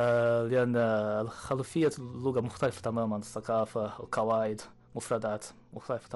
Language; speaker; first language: Arabic; non-native, learner; Japanese